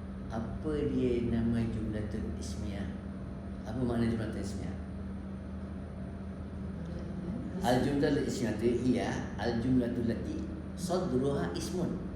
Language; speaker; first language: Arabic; non-native, fluent; Malay